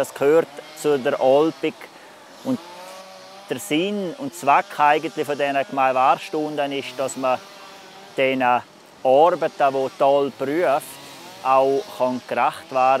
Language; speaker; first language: German; native; German